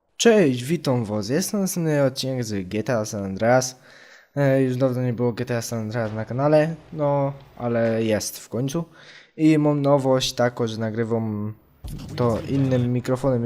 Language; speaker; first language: Polish; native; Polish